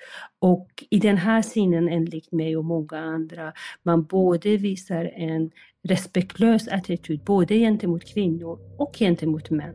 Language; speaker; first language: Swedish; non-native, fluent; Persian